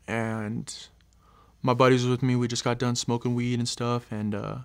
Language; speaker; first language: English; native; English